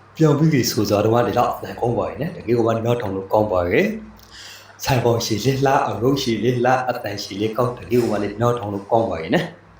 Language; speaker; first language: Burmese; native; Burmese